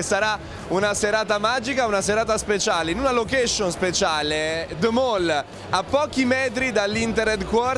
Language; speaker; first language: Italian; native; Italian